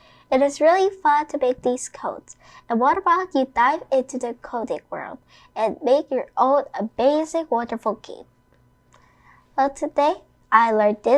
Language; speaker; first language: English; non-native, fluent; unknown